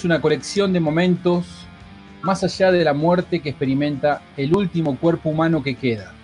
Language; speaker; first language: Spanish; native; Spanish